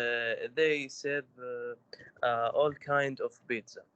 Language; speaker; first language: English; non-native, learner; Arabic